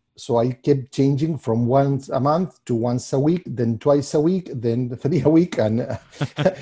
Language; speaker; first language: English; non-native, fluent; Spanish